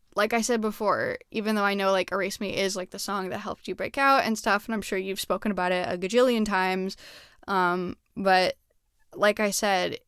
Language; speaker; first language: English; native; English